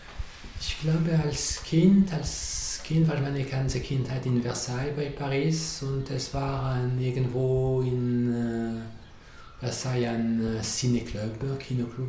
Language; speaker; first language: German; non-native, fluent; French